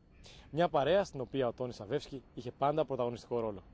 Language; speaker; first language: Greek; native; Greek